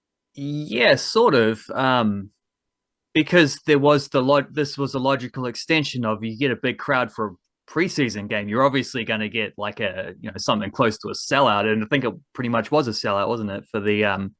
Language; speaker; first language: English; native; English